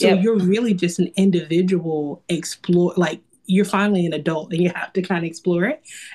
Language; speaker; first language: English; native; English